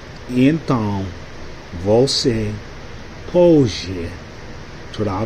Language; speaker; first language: Portuguese; non-native, learner; English